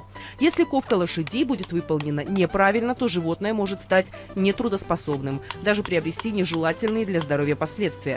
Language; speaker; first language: Russian; native; Russian